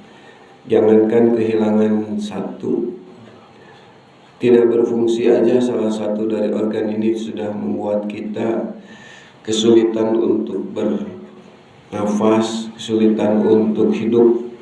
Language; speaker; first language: Indonesian; non-native, local second language; Sundanese